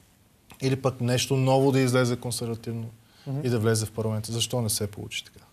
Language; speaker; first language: Bulgarian; native; Bulgarian